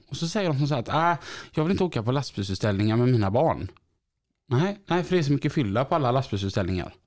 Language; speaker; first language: Swedish; native; Swedish